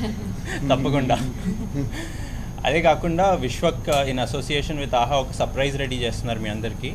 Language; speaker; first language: Telugu; native; Telugu